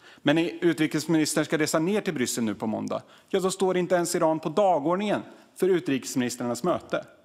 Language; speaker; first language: Swedish; native; Swedish